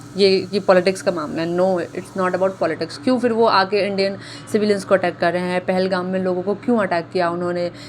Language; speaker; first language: Hindi; native; Hindi